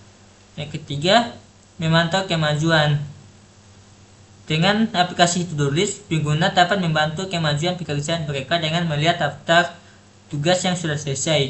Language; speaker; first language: Indonesian; native; Indonesian